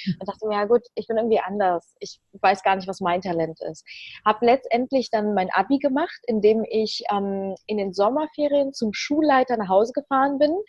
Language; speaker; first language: German; early bilingual, other home language; Ukrainian